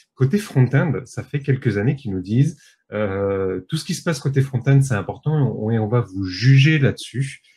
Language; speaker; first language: French; native; French